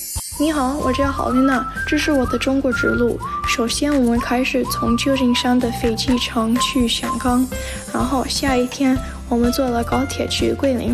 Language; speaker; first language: Chinese; non-native, learner; English